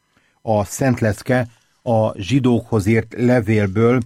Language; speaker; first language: Hungarian; native; Hungarian